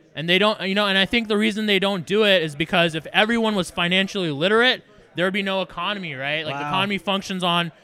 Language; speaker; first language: English; native; English